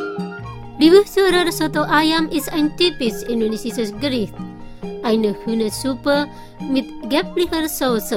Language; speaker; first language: German; non-native, fluent; Indonesian